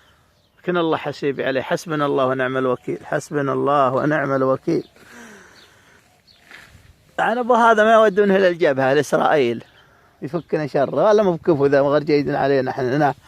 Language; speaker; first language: Arabic; native; Arabic